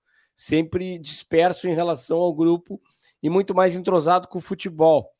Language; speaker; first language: Portuguese; native; Portuguese